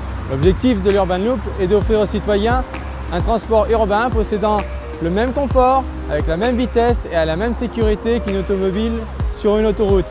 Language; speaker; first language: French; native; French